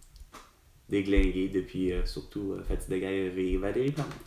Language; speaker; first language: French; native; French